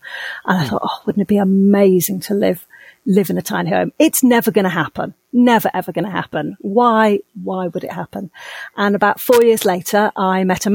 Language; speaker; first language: English; native; English